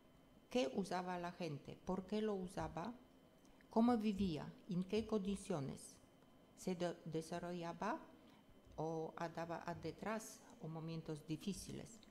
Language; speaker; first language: Spanish; non-native, fluent; Polish